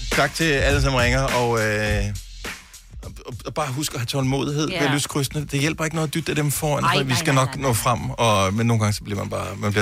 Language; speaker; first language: Danish; native; Danish